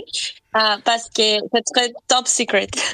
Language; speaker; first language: French; non-native, learner; Spanish